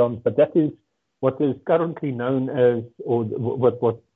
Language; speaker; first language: English; non-native, local second language; Afrikaans